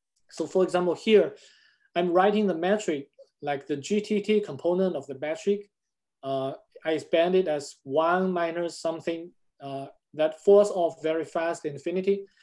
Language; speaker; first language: English; non-native, fluent; Chinese